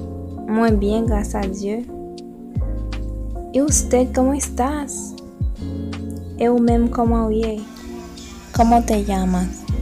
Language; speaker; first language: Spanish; non-native, learner; Haitian Creole